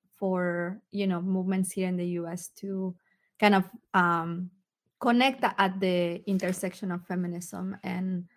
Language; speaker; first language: English; early bilingual, other home language; Spanish